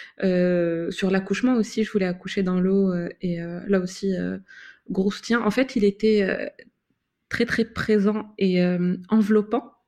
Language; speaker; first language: French; non-native, local second language; Arabic